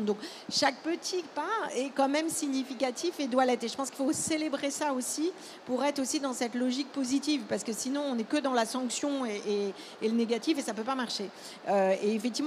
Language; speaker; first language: French; native; French